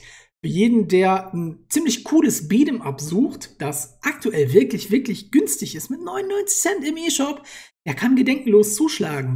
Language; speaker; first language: German; native; German